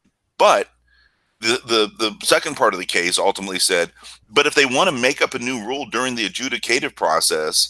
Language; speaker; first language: English; native; English